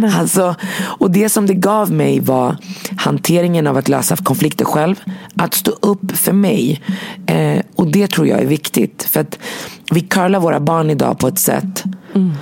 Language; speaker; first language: Swedish; early bilingual, other home language; Arabic